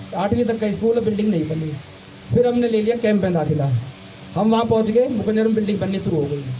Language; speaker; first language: Hindi; native; Hindi